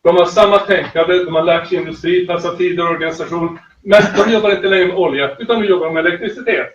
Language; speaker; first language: Swedish; native; Swedish